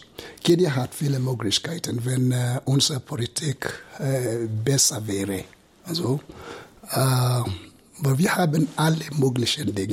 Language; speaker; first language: German; non-native, fluent; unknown